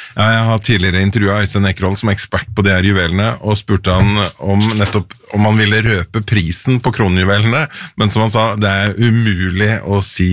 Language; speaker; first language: Norwegian; native; Norwegian